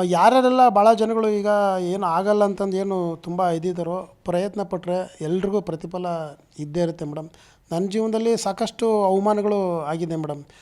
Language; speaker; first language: Kannada; native; Kannada